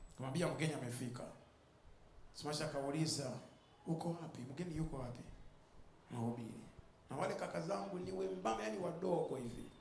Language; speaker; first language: Swahili; non-native, fluent; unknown